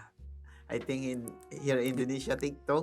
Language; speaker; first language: English; non-native, learner; Filipino